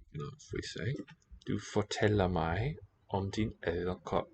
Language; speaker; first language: Danish; non-native, learner; English